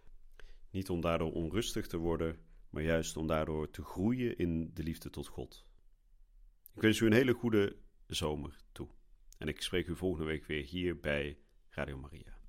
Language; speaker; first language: Dutch; native; Dutch